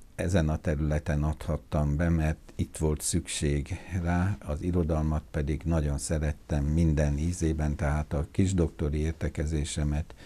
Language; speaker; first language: Hungarian; native; Hungarian